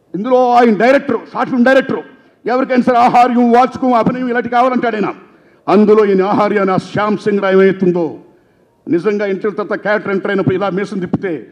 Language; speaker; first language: Telugu; native; Telugu